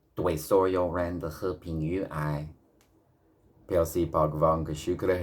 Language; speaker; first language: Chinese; non-native, learner; English